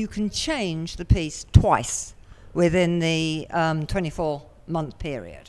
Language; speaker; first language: English; native; English